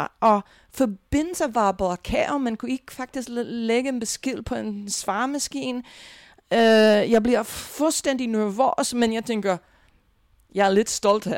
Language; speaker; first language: Danish; non-native, fluent; English